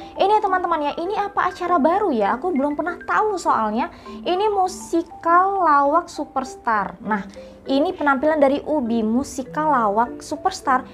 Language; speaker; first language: Indonesian; native; Indonesian